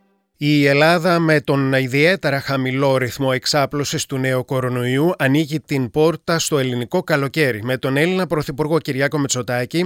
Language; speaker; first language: Greek; native; Greek